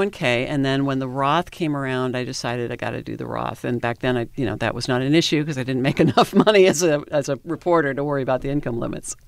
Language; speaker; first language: English; native; English